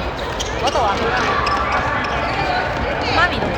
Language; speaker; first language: Chinese; early bilingual, heritage; Cantonese